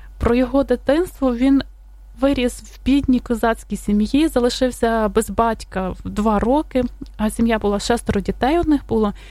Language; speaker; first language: Ukrainian; native; Ukrainian